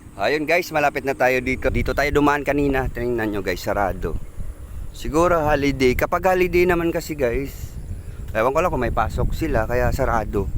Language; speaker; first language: Filipino; non-native, local second language; Cebuano